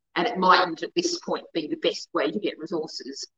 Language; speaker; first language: English; native; English